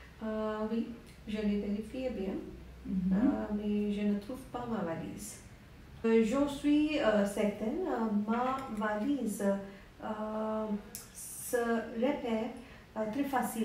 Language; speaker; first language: French; non-native, learner; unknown